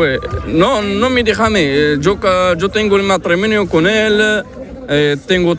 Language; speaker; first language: Spanish; non-native, learner; Arabic